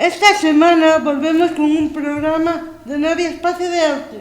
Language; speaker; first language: Spanish; native; Spanish